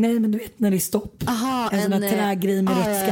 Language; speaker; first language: Swedish; native; Swedish